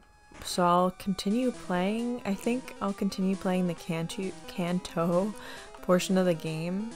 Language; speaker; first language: English; native; English